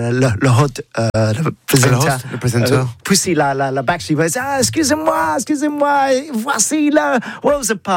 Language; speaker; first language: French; non-native, learner; English